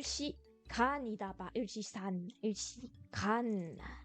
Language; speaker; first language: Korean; non-native, fluent; French